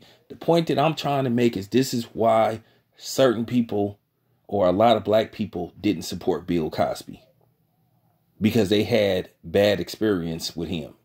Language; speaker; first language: English; native; English